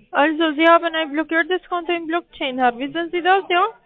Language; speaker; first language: German; non-native, learner; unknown